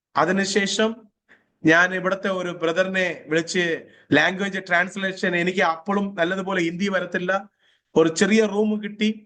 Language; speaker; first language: Malayalam; native; Malayalam